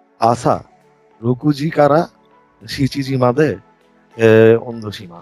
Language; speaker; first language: Japanese; non-native, learner; Bangla